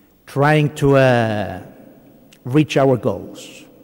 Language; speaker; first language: English; non-native, fluent; Catalan